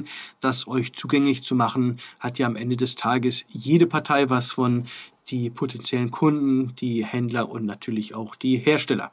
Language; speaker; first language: German; native; German